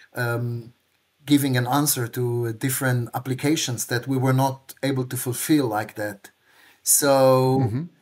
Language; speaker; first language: English; non-native, fluent; Hebrew